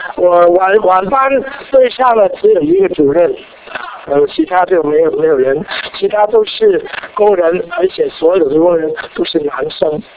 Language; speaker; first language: Chinese; non-native, local second language; Cantonese